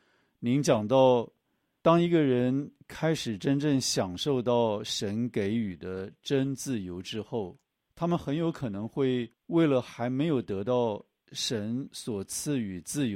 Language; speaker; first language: Chinese; native; Chinese